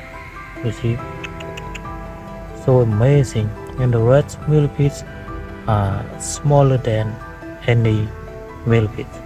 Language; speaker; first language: English; non-native, learner; Khmer